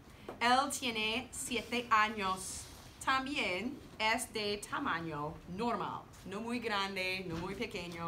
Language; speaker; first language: Spanish; non-native, learner; English